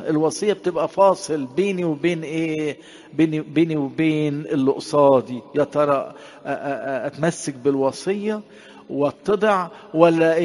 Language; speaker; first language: Arabic; native; Arabic